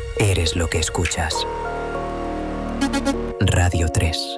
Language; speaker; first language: Spanish; native; Spanish